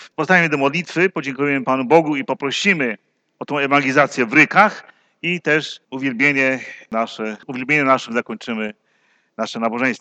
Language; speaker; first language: Polish; native; Polish